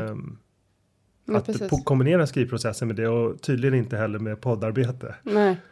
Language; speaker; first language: Swedish; native; Swedish